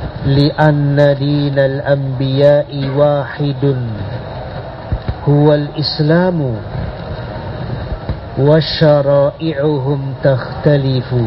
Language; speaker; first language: Arabic; non-native, fluent; Indonesian